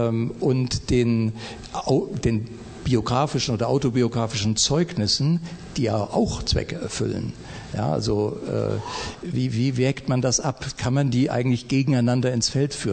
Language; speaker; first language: German; native; German